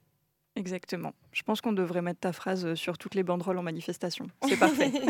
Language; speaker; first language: French; native; French